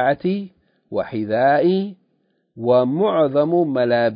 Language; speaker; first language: Arabic; non-native, fluent; English